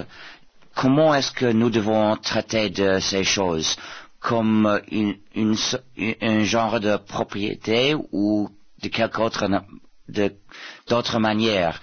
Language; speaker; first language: French; non-native, fluent; English